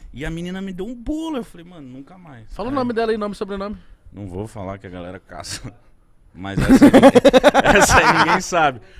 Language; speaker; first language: Portuguese; native; Portuguese